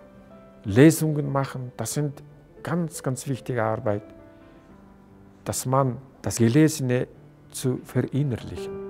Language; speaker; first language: German; non-native, fluent; Mongolian